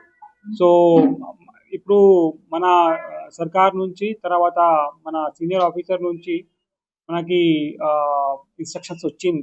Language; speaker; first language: Telugu; non-native, local second language; Urdu